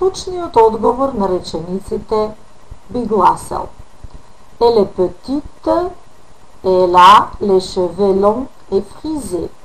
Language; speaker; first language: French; non-native, fluent; Macedonian